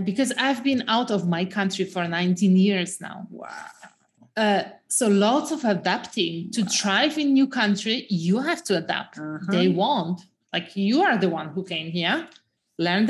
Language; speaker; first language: English; non-native, fluent; Polish